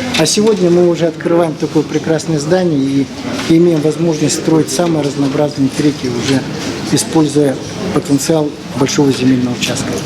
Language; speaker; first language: Russian; native; Russian